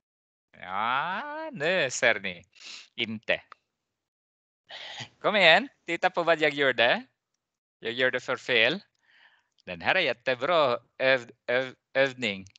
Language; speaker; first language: Swedish; non-native, fluent; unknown